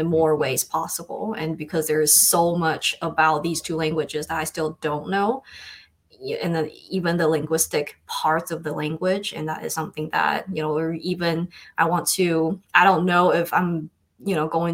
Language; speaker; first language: English; non-native, fluent; Chinese